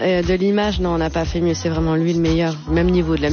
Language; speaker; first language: French; native; French